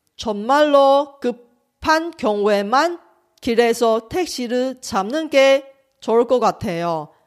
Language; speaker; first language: Korean; non-native, fluent; Chinese